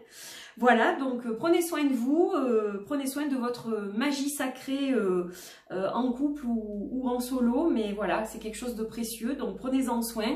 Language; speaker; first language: French; native; French